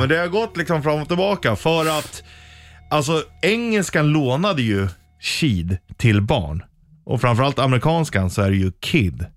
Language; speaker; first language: Swedish; native; Swedish